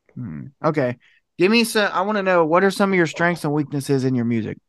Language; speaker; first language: English; native; English